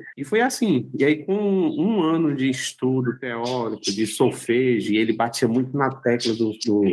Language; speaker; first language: Portuguese; native; Portuguese